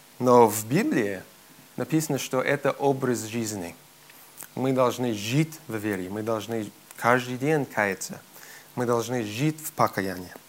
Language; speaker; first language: Russian; non-native, fluent; English